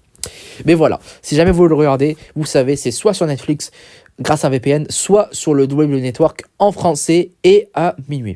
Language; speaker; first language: French; native; French